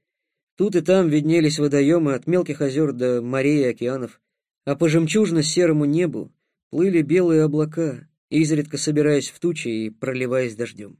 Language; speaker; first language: Russian; native; Russian